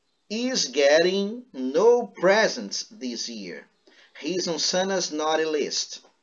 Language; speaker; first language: English; non-native, fluent; Portuguese